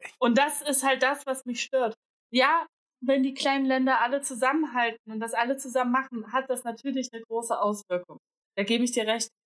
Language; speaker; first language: German; native; German